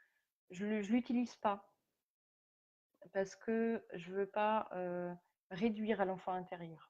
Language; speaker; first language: French; native; French